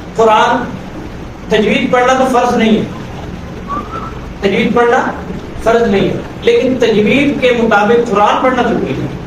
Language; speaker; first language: Urdu; native; Urdu